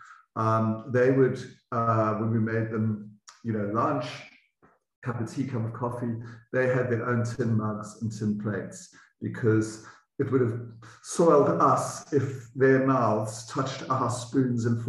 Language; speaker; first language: English; native; English